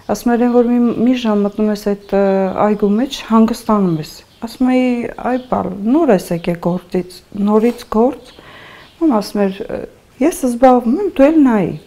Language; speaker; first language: Armenian; native; Armenian